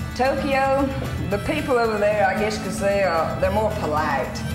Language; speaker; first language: English; native; English